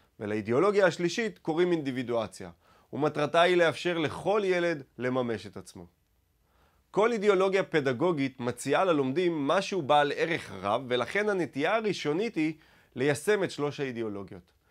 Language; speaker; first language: Hebrew; native; Hebrew